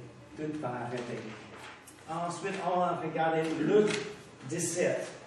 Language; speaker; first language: French; non-native, fluent; English